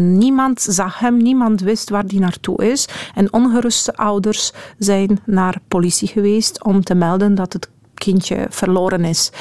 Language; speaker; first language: Dutch; non-native, fluent; Polish